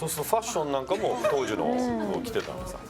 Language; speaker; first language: Japanese; native; Japanese